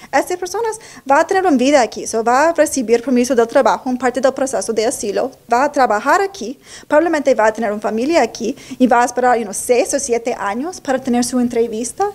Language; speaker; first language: Spanish; non-native, learner; English